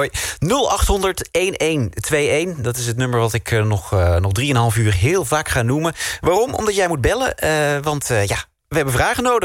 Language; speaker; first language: Dutch; native; Dutch